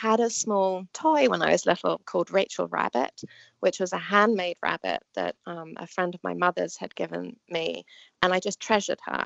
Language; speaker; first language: English; native; English